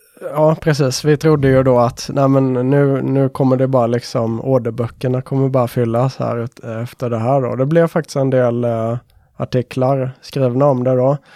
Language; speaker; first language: Swedish; native; Swedish